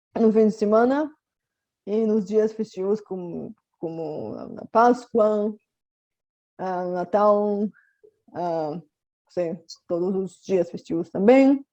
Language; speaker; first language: Portuguese; non-native, fluent; Bulgarian